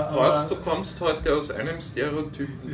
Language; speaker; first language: German; native; German